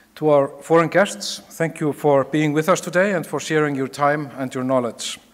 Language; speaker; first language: English; non-native, fluent; Icelandic